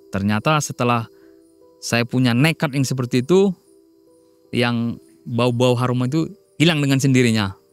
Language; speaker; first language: Indonesian; non-native, local second language; Batak Toba